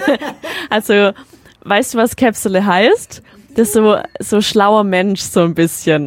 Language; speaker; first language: German; native; German